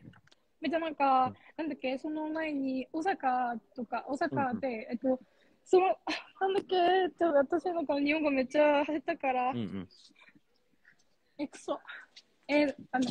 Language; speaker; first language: Japanese; non-native, learner; Korean